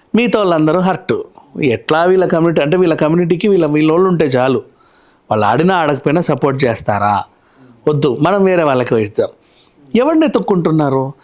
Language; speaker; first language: Telugu; native; Telugu